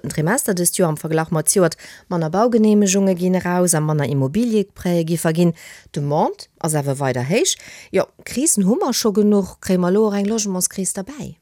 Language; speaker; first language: Luxembourgish; native; Luxembourgish